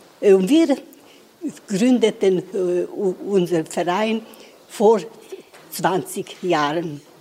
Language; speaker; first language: German; non-native, local second language; Serbian